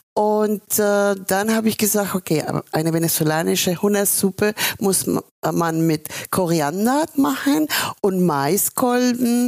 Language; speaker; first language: German; non-native, fluent; Spanish